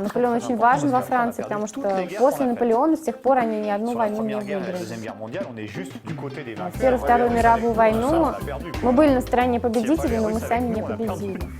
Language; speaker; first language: Russian; native; Russian